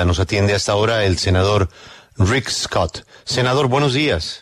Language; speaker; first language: Spanish; native; Spanish